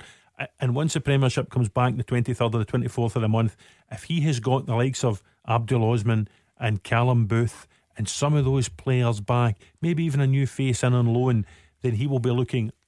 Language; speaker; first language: English; native; English